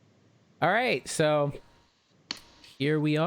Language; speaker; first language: English; native; English